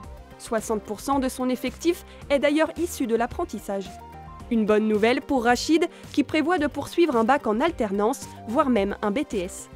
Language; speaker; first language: French; native; French